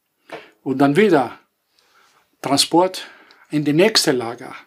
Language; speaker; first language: German; non-native, fluent; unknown